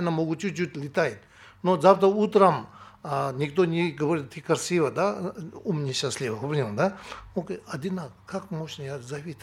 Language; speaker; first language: Russian; non-native, learner; Tibetan